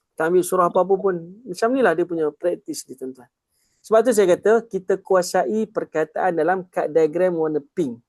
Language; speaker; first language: Malay; native; Malay